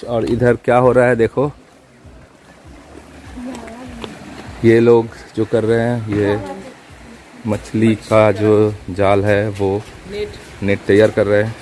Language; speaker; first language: Hindi; non-native, local second language; Bangla